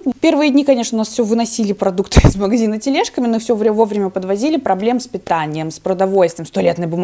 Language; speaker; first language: Russian; native; Russian